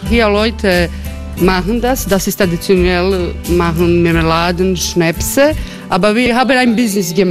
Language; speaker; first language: German; non-native, learner; Croatian